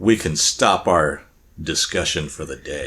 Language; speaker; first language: English; native; English